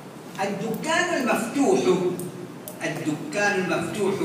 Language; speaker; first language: Arabic; non-native, fluent; Morisyen